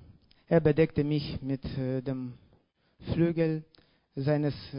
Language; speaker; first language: German; non-native, learner; Russian